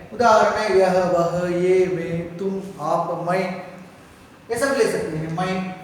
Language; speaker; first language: Hindi; non-native, local second language; Telugu